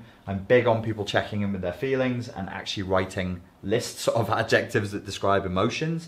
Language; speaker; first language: English; native; English